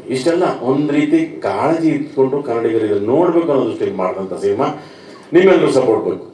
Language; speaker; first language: Kannada; native; Kannada